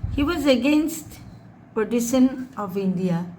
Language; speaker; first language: English; non-native, local second language; Assamese